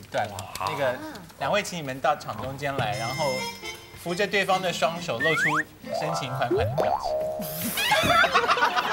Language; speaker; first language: Chinese; native; Chinese